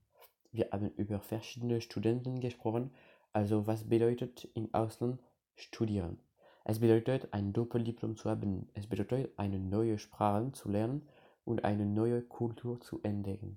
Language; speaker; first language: German; non-native, learner; French